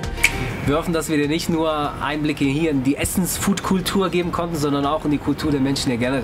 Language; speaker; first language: German; native; German